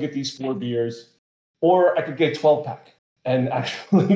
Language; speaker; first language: English; native; English